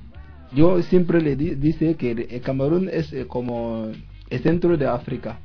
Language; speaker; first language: Spanish; non-native, learner; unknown